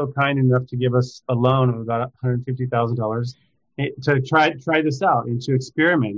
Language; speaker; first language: English; native; English